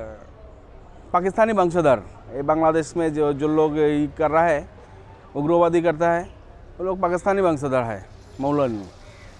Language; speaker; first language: Hindi; non-native, local second language; Bangla